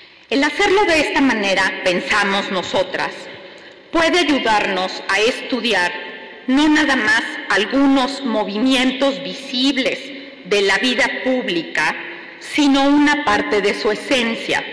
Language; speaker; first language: Spanish; native; Spanish